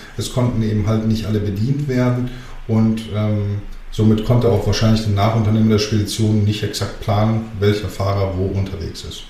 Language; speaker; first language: German; early bilingual, other home language; Greek